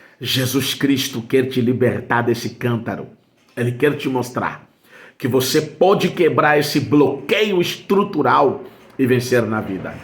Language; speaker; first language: Portuguese; native; Portuguese